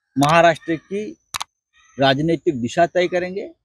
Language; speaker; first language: Hindi; non-native, local second language; Marathi